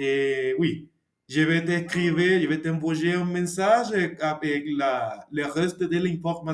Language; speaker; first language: French; non-native, learner; Spanish